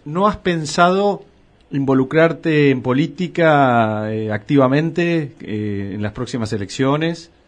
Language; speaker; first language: Spanish; native; Spanish